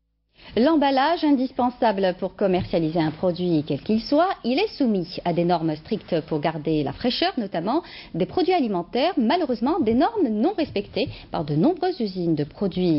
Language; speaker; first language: French; non-native, local second language; Arabic